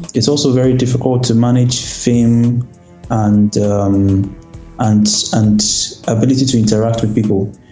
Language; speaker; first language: English; non-native, local second language; Yoruba